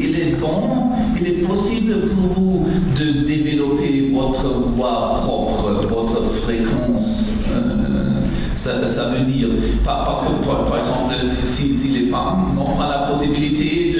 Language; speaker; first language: French; non-native, learner; German